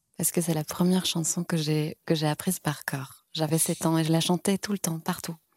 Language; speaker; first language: French; native; French